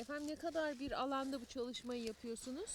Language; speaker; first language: Turkish; native; Turkish